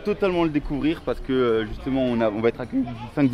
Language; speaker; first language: French; native; French